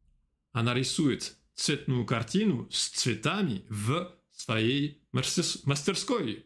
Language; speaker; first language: Russian; non-native, fluent; French